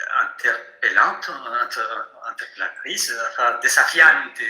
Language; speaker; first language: French; non-native, fluent; Spanish